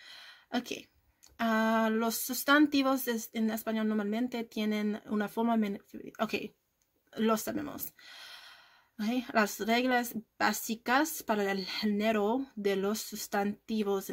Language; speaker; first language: Spanish; non-native, learner; English